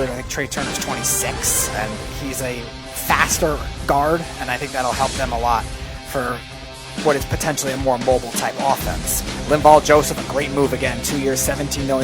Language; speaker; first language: English; native; English